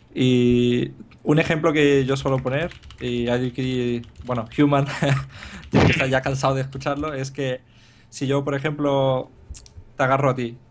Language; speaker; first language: Spanish; non-native, fluent; Bulgarian